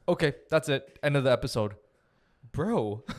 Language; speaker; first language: English; native; English